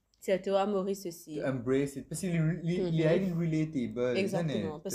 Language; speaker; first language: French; non-native, local second language; Morisyen